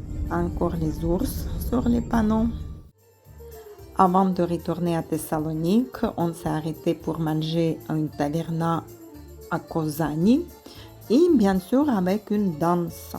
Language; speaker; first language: French; non-native, fluent; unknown